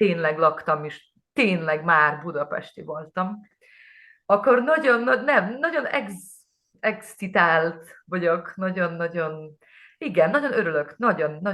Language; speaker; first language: Hungarian; non-native, learner; Polish